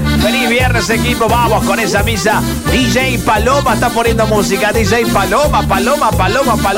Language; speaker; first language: Spanish; native; Spanish